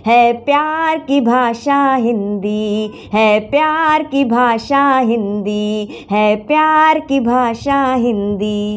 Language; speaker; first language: Hindi; native; Hindi